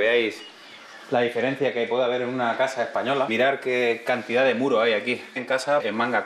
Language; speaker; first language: Spanish; native; Spanish